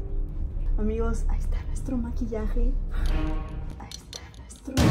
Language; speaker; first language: Spanish; native; Spanish